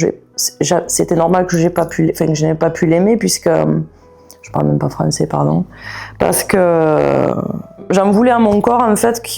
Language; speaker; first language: French; native; French